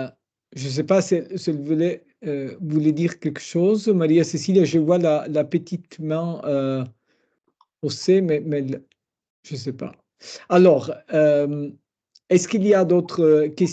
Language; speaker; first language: French; non-native, fluent; Italian